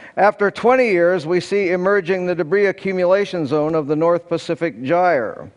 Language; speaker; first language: English; native; English